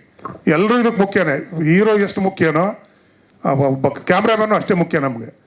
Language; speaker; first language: Kannada; native; Kannada